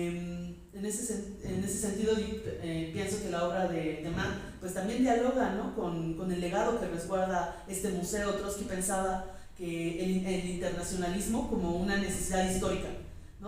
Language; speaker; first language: Spanish; native; Spanish